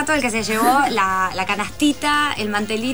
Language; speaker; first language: Spanish; native; Spanish